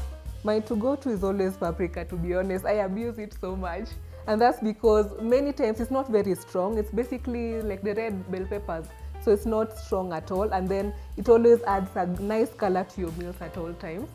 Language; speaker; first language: English; non-native, local second language; Swahili